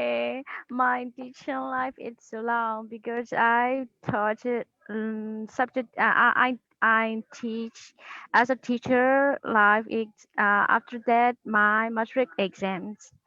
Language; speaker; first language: English; non-native, learner; Burmese